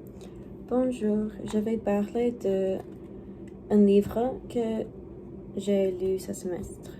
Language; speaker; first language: French; non-native, learner; English